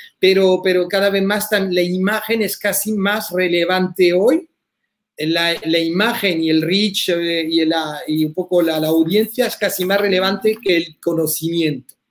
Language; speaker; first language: Spanish; early bilingual, heritage; French